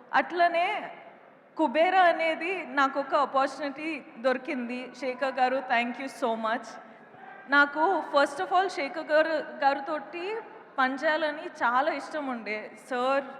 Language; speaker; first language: Telugu; non-native, local second language; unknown